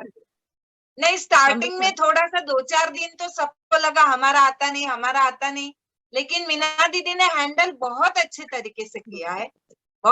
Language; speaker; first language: Hindi; native; Hindi